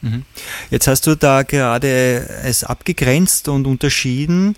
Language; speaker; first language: German; native; German